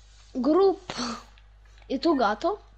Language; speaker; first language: Spanish; non-native, learner; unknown